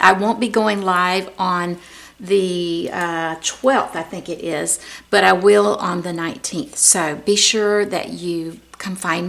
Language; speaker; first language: English; native; English